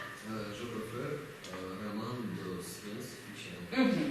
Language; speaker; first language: French; non-native, learner; Russian